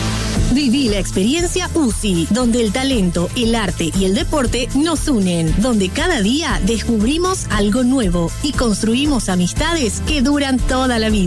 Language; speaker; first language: Spanish; native; Spanish